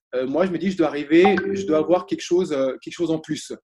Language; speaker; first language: French; native; French